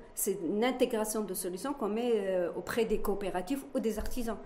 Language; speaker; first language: French; non-native, local second language; Arabic